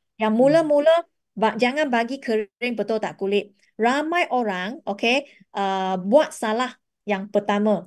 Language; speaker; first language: Malay; non-native, local second language; Chinese